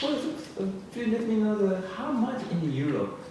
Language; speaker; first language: English; non-native, learner; Japanese